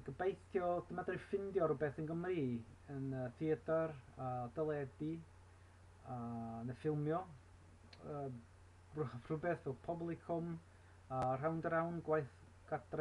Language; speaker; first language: Welsh; non-native, learner; English